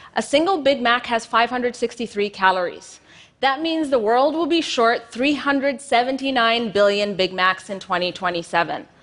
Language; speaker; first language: English; non-native, fluent; Amharic